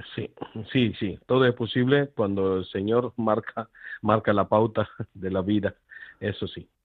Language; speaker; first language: Spanish; non-native, fluent; Filipino